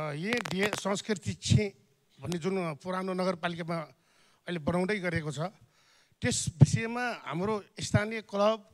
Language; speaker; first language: Nepali; non-native, local second language; Newari